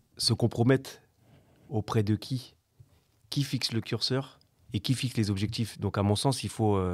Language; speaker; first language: French; native; French